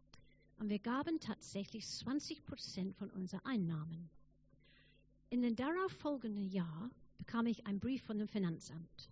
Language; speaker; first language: German; non-native, fluent; English